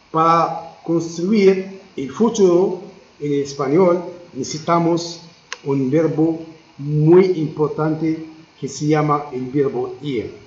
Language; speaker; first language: Spanish; non-native, learner; Arabic